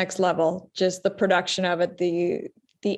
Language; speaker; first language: English; native; English